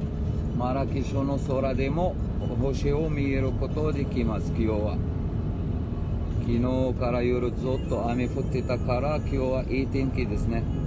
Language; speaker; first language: Japanese; non-native, fluent; Arabic